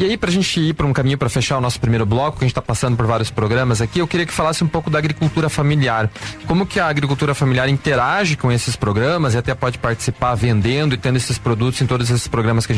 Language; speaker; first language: Portuguese; native; Portuguese